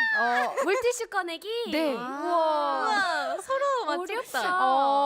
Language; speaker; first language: Korean; non-native, fluent; Japanese